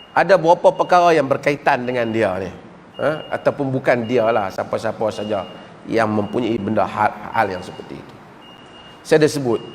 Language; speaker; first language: Malay; native; Malay